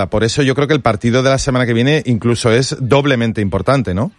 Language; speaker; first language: Spanish; native; Spanish